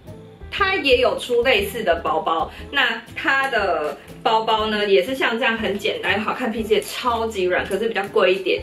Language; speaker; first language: Chinese; native; Chinese